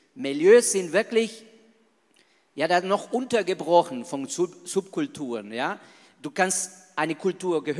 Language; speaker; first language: German; non-native, fluent; Spanish